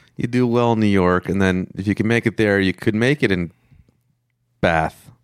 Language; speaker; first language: English; native; English